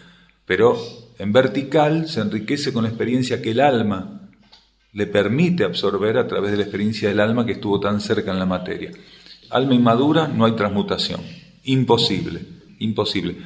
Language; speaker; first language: Spanish; native; Spanish